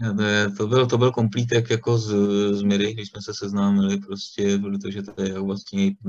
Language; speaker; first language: Czech; native; Czech